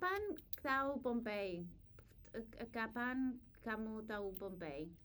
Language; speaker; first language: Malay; non-native, learner; English